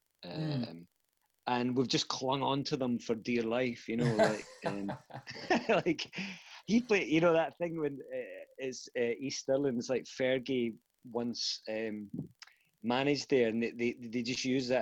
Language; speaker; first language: English; native; English